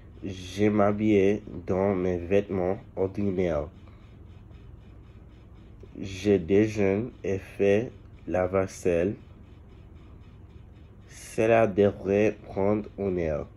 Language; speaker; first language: French; non-native, learner; English